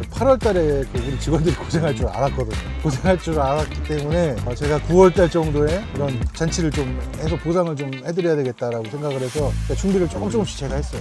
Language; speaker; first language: Korean; native; Korean